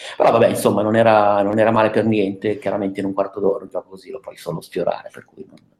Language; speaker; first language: Italian; native; Italian